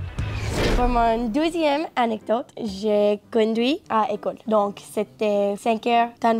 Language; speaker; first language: French; non-native, learner; English